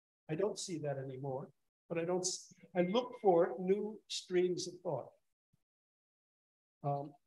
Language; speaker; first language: English; native; English